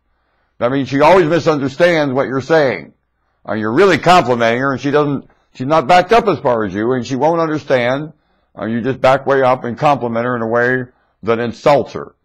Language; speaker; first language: English; native; English